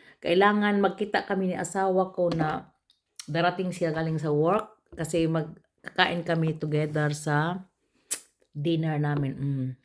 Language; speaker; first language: Filipino; non-native, local second language; Cebuano